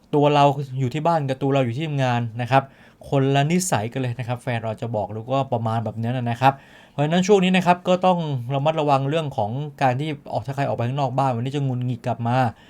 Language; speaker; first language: Thai; native; Thai